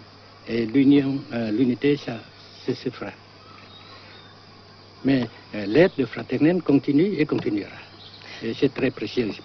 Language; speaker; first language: French; non-native, fluent; Vietnamese